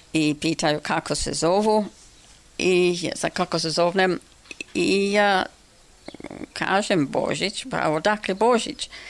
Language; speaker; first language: Serbian; non-native, fluent; English